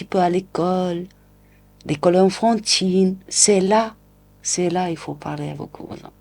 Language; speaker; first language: French; non-native, local second language; Arabic